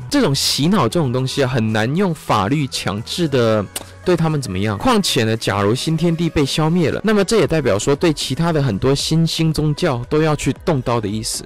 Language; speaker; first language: Chinese; non-native, fluent; Korean